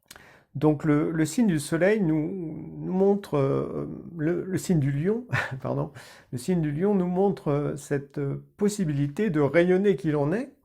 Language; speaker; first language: French; native; French